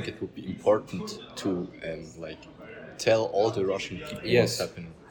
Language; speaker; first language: English; non-native, fluent; German